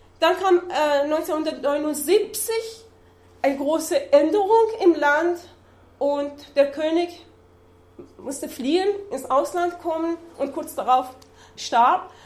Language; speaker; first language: German; non-native, learner; Persian